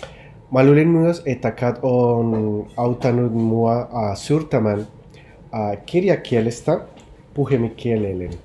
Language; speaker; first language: Finnish; non-native, learner; Spanish